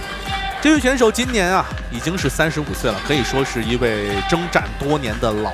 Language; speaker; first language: Chinese; native; Chinese